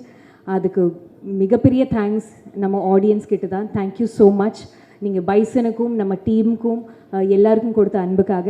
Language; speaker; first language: Tamil; non-native, fluent; Malayalam